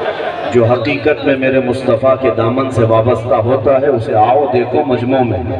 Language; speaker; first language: Urdu; native; Urdu